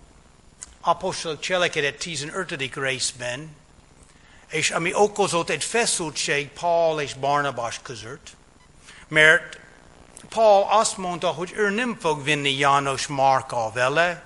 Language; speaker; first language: Hungarian; non-native, fluent; English